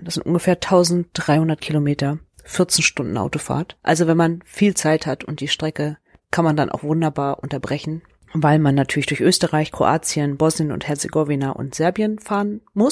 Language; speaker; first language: German; native; German